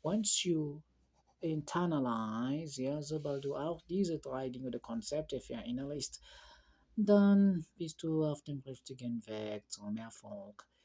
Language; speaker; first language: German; non-native, learner; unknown